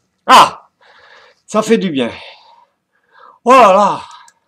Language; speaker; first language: French; native; French